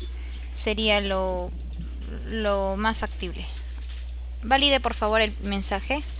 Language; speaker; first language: Spanish; native; Spanish